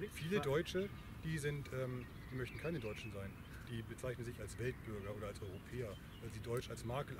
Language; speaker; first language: German; native; German